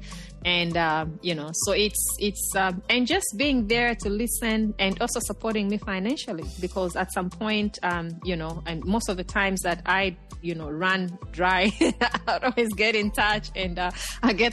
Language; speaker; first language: English; non-native, local second language; Nyanja